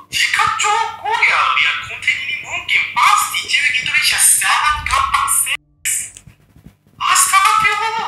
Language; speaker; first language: Indonesian; non-native, fluent; Korean